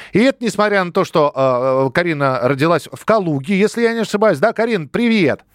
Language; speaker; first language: Russian; native; Russian